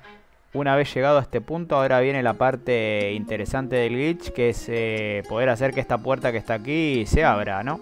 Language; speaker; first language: Spanish; native; Spanish